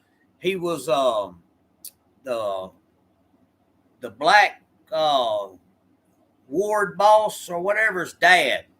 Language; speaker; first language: English; native; English